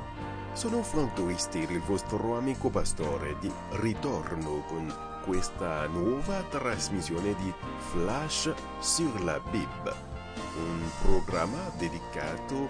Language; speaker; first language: Italian; non-native, learner; Haitian Creole